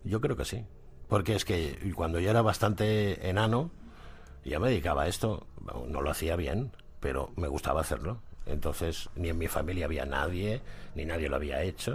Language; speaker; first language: Spanish; native; Spanish